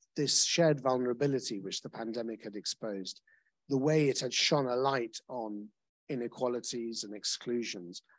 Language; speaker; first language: English; native; English